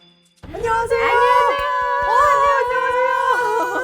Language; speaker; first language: Korean; native; Korean